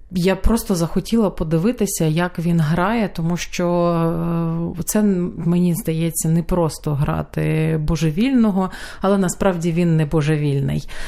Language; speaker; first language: Ukrainian; native; Ukrainian